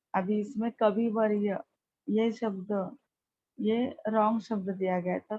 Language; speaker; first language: Hindi; non-native, local second language; Marathi